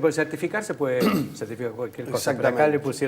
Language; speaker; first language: Spanish; native; Spanish